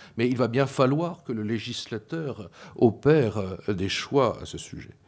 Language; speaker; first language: French; native; French